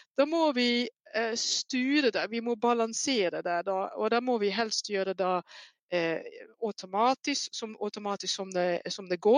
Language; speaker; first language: Norwegian; non-native, fluent; Dutch